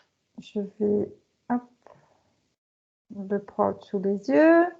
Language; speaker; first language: French; native; French